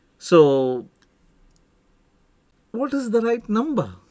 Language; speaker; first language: English; non-native, local second language; Tamil